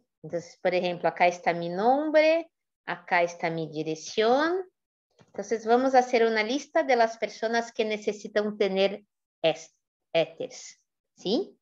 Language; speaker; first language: Spanish; non-native, fluent; Portuguese